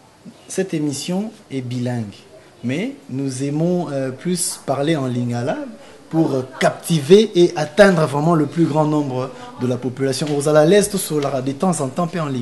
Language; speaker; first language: French; non-native, local second language; Lingala